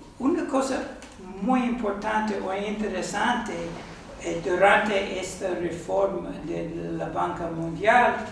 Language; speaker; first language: Spanish; non-native, fluent; English